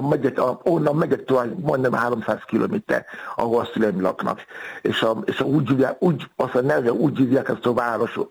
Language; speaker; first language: Hungarian; non-native, fluent; Yoruba